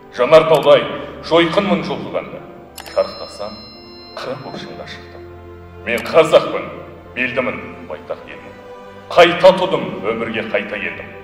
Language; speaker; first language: Kazakh; non-native, local second language; Russian